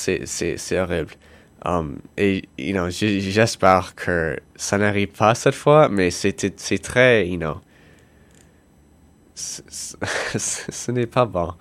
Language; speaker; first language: French; non-native, local second language; English